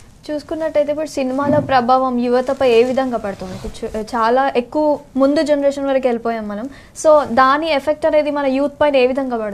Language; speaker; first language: Telugu; native; Telugu